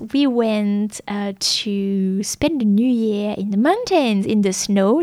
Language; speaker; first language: English; non-native, fluent; French